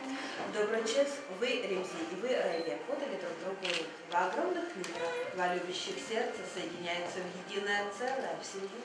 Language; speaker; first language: Russian; native; Russian